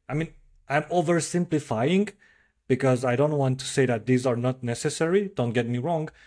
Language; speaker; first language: English; non-native, fluent; French